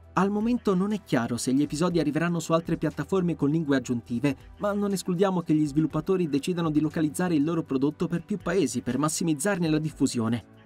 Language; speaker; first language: Italian; native; Italian